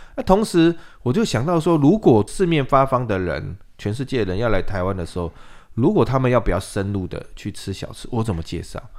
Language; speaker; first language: Chinese; non-native, local second language; Min Nan Chinese